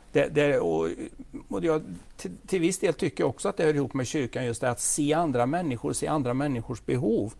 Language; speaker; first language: Swedish; native; Swedish